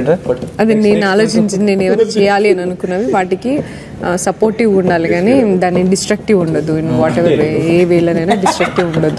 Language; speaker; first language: Telugu; native; Telugu